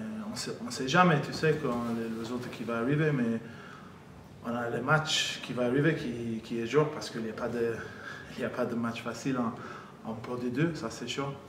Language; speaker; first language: French; non-native, fluent; English